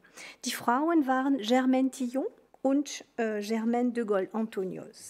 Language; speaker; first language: German; non-native, fluent; French